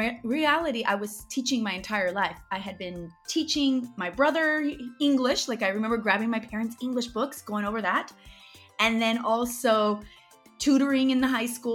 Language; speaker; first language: English; early bilingual, other home language; Spanish